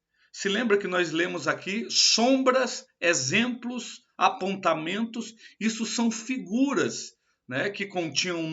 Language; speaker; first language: Portuguese; native; Portuguese